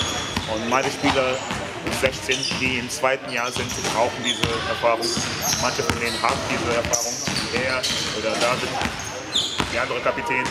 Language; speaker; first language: German; non-native, fluent; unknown